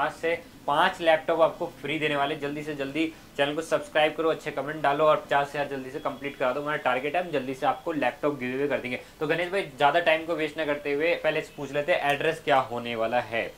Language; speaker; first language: Hindi; native; Hindi